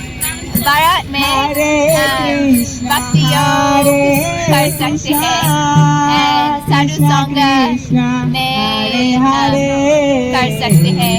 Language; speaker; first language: Hindi; non-native, learner; English